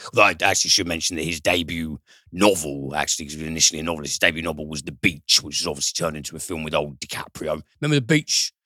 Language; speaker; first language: English; native; English